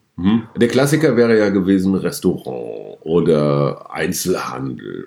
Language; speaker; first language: German; native; German